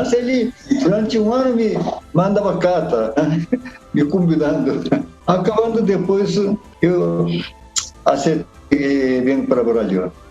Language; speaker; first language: Portuguese; non-native, learner; Korean